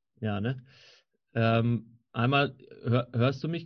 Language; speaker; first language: German; native; German